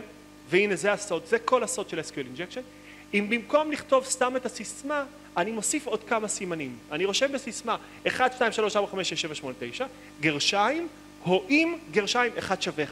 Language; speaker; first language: Hebrew; native; Hebrew